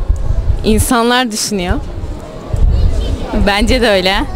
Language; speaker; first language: Turkish; non-native, learner; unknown